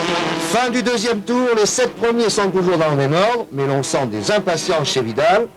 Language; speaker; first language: French; native; French